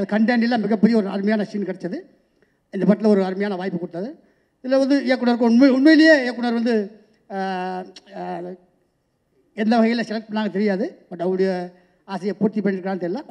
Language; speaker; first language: Tamil; native; Tamil